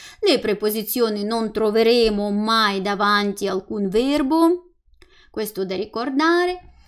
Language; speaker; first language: Italian; non-native, fluent; Russian